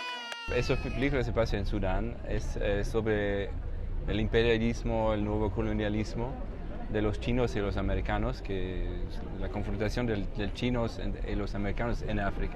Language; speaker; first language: Spanish; non-native, fluent; German